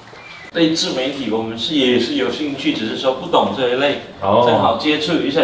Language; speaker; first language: Chinese; native; Chinese